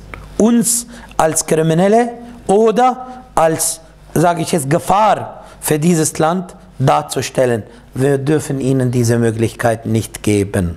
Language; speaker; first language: German; non-native, fluent; Arabic